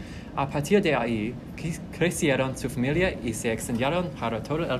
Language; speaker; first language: Spanish; non-native, learner; English